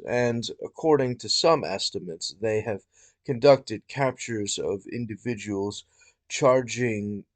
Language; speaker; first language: English; native; English